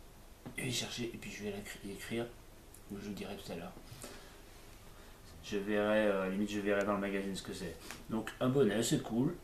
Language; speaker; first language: French; native; French